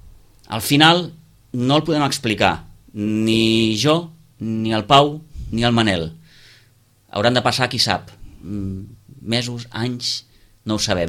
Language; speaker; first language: Catalan; native; Catalan